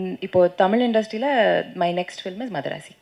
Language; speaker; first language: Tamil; non-native, local second language; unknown